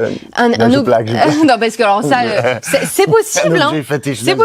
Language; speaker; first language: French; native; French